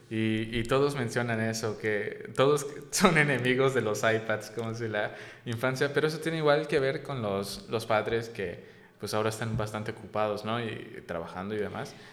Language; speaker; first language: Spanish; native; Spanish